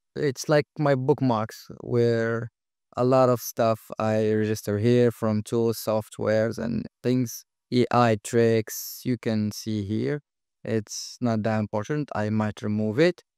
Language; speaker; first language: English; non-native, fluent; Arabic